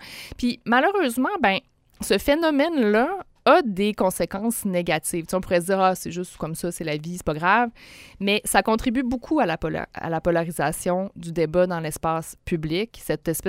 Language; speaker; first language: French; native; French